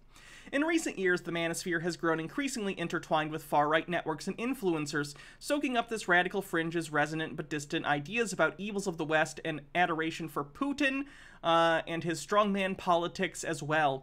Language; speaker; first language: English; native; English